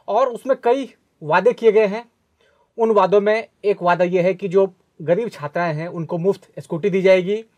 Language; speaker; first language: Hindi; native; Hindi